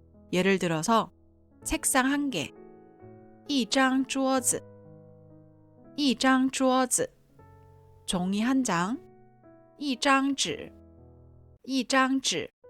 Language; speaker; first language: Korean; non-native, fluent; Chinese